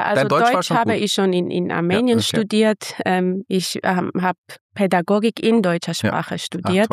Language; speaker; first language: German; non-native, fluent; Armenian